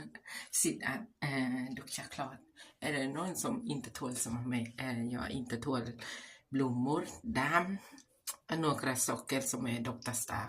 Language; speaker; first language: Swedish; non-native, learner; Thai